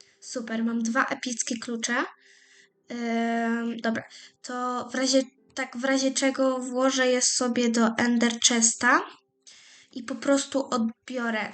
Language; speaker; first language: Polish; native; Polish